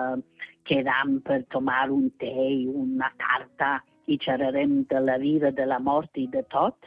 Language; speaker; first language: Catalan; non-native, fluent; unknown